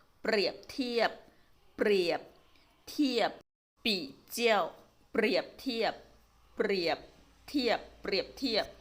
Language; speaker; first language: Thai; native; Thai